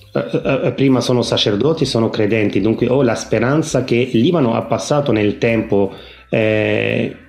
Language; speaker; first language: Italian; non-native, fluent; Arabic